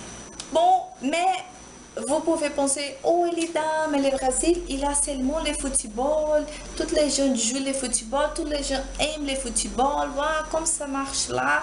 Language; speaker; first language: French; non-native, learner; Portuguese